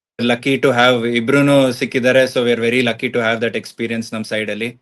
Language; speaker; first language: Kannada; native; Kannada